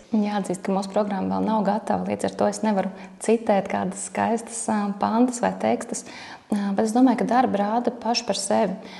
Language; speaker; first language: Latvian; native; Latvian